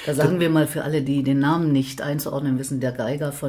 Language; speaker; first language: German; native; German